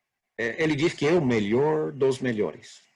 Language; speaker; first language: Portuguese; non-native, fluent; English